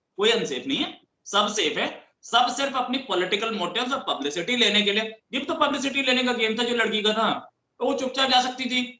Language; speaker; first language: Hindi; native; Hindi